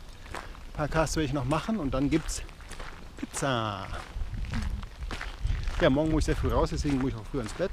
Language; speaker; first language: German; native; German